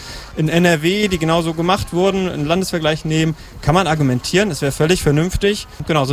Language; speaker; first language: German; native; German